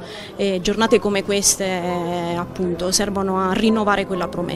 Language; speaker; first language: Italian; native; Italian